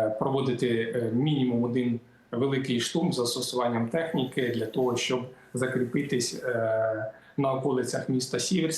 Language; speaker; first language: Ukrainian; native; Ukrainian